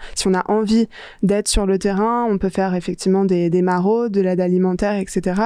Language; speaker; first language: French; native; French